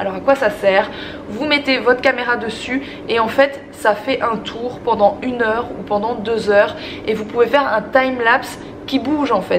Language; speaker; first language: French; native; French